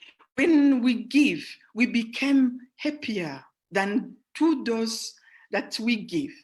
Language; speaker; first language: English; non-native, fluent; Rundi